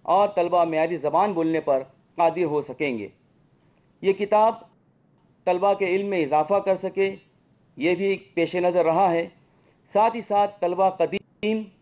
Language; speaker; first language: Urdu; native; Urdu